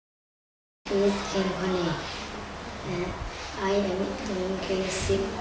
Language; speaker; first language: English; non-native, learner; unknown